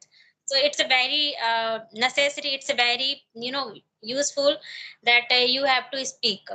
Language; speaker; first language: English; non-native, learner; Hindi